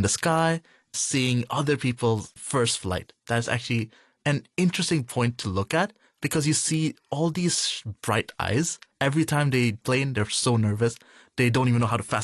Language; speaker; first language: English; non-native, local second language; Urdu